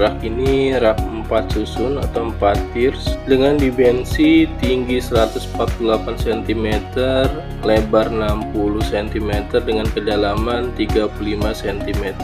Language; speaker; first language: Indonesian; native; Indonesian